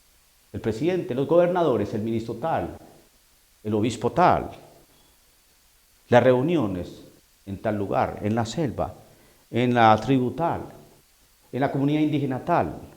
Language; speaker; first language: Spanish; native; Spanish